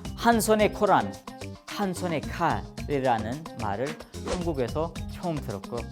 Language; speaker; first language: Korean; non-native, fluent; Urdu